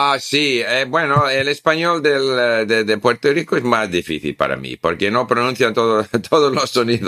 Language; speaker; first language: Spanish; non-native, fluent; English